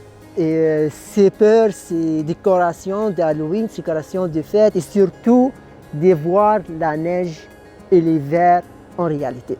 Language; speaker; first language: French; non-native, local second language; Arabic